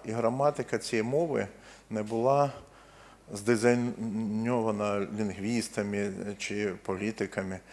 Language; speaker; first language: Ukrainian; non-native, local second language; Russian